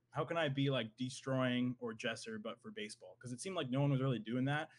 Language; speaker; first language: English; native; English